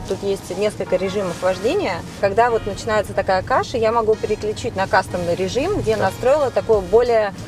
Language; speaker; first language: Russian; native; Russian